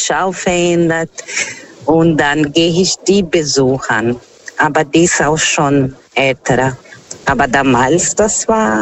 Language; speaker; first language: German; non-native, fluent; Portuguese